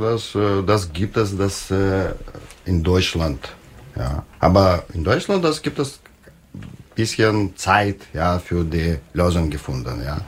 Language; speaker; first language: German; non-native, learner; Russian